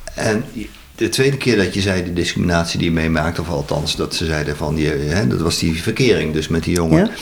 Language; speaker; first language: Dutch; native; Dutch